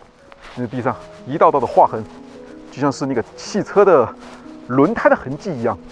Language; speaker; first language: Chinese; native; Chinese